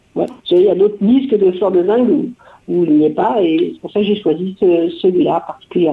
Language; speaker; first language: French; native; French